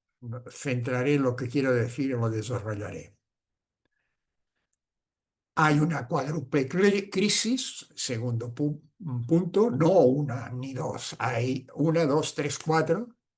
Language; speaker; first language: Spanish; non-native, local second language; Catalan